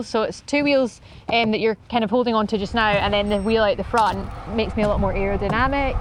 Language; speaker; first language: English; native; English